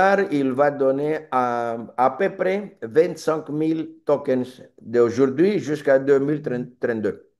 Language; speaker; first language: French; non-native, learner; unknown